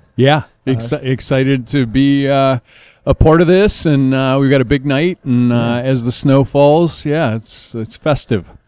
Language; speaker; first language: English; native; English